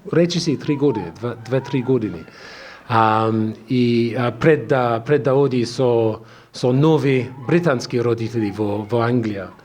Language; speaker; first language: Macedonian; non-native, fluent; English